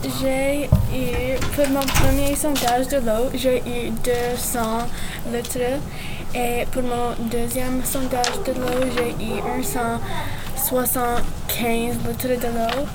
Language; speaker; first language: French; non-native, learner; English